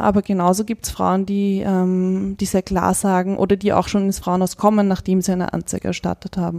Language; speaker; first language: German; native; German